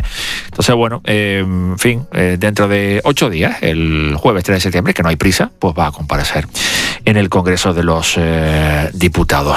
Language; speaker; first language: Spanish; native; Spanish